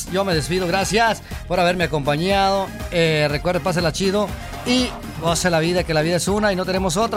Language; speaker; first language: Spanish; native; Spanish